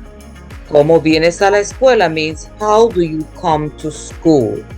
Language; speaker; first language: Spanish; non-native, fluent; English